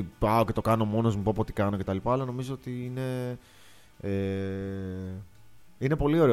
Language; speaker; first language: Greek; native; Greek